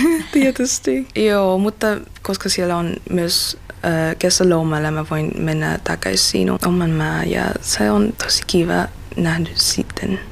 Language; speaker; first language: Finnish; non-native, learner; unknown